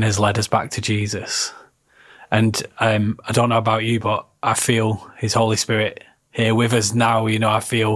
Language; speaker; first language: English; native; English